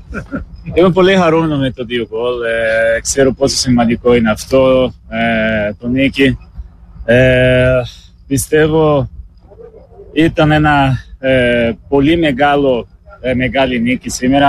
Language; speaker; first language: Greek; non-native, learner; Portuguese